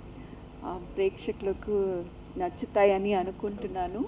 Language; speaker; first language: Telugu; non-native, local second language; English